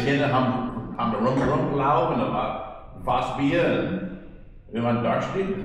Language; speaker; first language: German; early bilingual, heritage; German